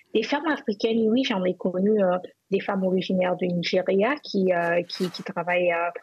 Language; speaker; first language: French; non-native, local second language; Hausa